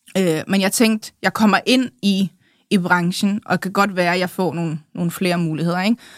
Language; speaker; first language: Danish; early bilingual, other home language; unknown